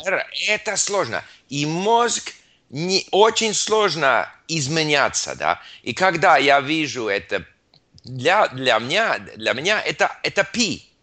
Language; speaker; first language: Russian; non-native, learner; English